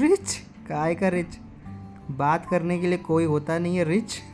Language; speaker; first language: Hindi; native; Hindi